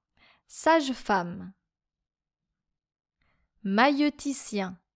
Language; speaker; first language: French; native; French